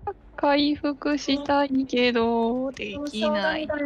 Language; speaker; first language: Japanese; native; Japanese